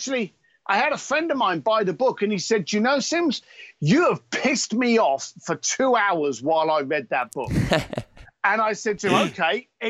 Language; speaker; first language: English; native; English